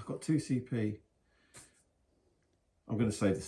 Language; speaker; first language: English; native; English